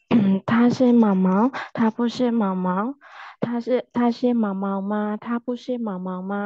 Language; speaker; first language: Chinese; non-native, learner; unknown